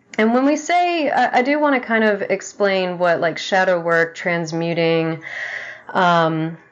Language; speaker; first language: English; native; English